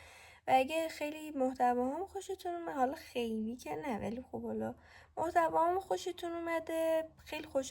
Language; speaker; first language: Persian; native; Persian